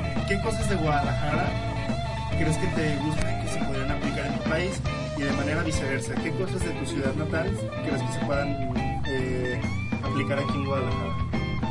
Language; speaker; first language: Spanish; native; Spanish